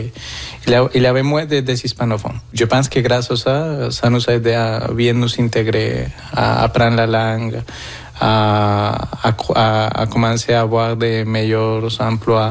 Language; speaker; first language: French; non-native, fluent; Spanish